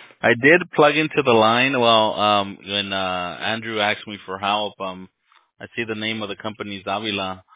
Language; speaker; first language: English; early bilingual, other home language; Spanish